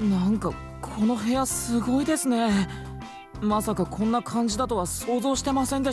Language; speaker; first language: Japanese; native; Japanese